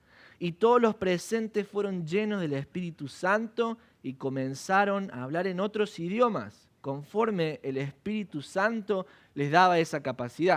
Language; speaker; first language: Spanish; native; Spanish